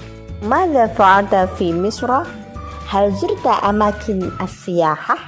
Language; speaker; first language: Arabic; non-native, fluent; Indonesian